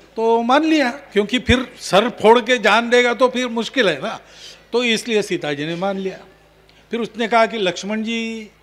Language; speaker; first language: Hindi; non-native, local second language; Marathi